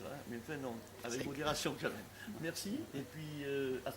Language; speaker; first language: French; native; French